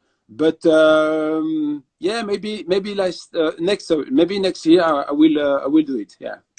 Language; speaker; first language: English; non-native, fluent; French